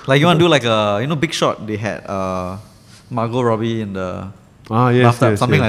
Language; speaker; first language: English; native; English